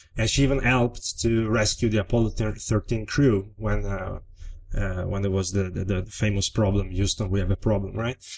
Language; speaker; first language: English; non-native, fluent; Italian